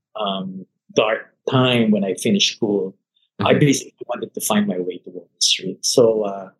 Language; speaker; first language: English; non-native, local second language; Filipino